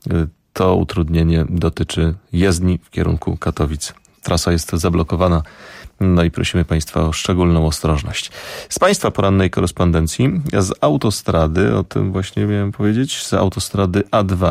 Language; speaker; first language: Polish; native; Polish